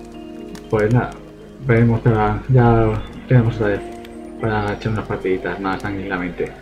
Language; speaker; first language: Spanish; native; Spanish